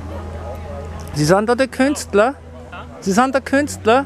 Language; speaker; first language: German; native; German